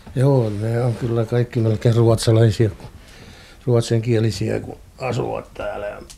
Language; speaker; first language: Finnish; non-native, local second language; Swedish